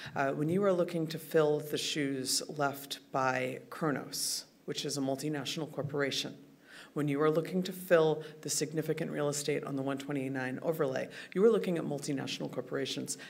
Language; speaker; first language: English; native; English